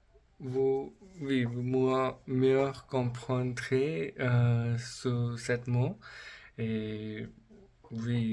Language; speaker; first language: French; non-native, learner; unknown